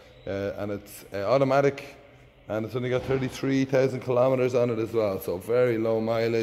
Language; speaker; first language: English; native; English